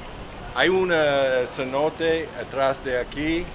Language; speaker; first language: Spanish; non-native, learner; English